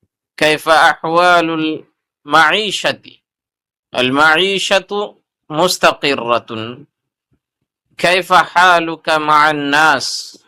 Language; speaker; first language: Arabic; non-native, fluent; Urdu